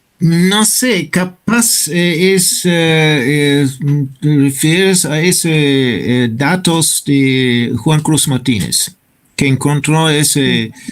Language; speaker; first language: Spanish; non-native, fluent; German